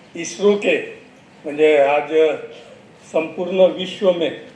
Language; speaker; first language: Hindi; non-native, local second language; Marathi